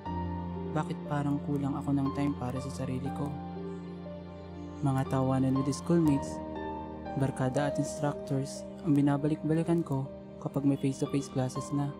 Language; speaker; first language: Filipino; native; Filipino